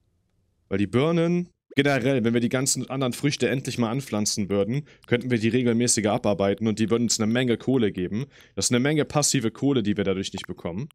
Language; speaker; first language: German; native; German